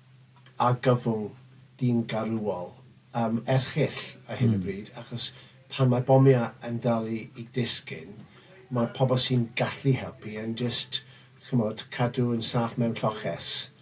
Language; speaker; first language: Welsh; non-native, local second language; English